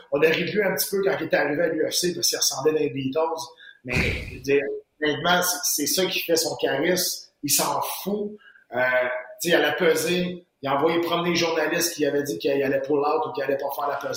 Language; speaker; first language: French; native; French